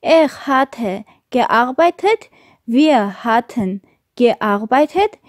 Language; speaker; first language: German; non-native, fluent; Armenian